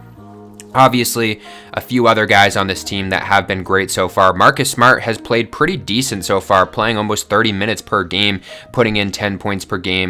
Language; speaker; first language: English; native; English